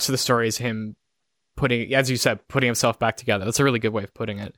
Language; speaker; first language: English; native; English